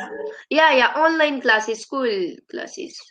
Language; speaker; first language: English; non-native, learner; Urdu